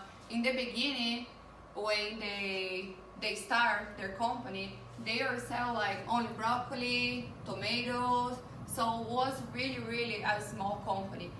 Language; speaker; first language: English; non-native, learner; Portuguese